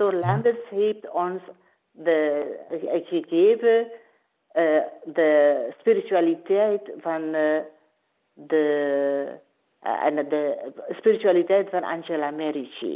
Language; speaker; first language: Dutch; non-native, learner; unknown